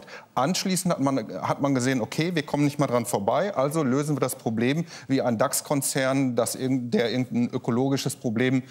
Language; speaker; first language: German; native; German